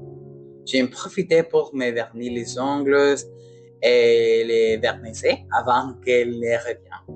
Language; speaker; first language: French; non-native, learner; Spanish